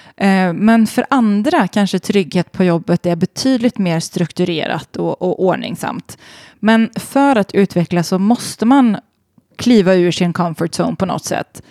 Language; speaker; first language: Swedish; native; Swedish